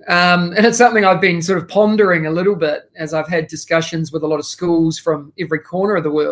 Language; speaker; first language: English; native; English